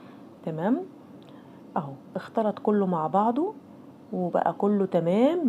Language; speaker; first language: Arabic; native; Arabic